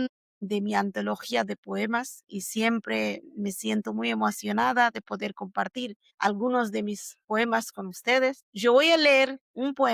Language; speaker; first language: Spanish; non-native, fluent; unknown